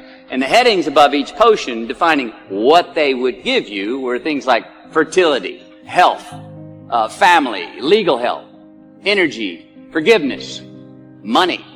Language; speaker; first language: English; native; English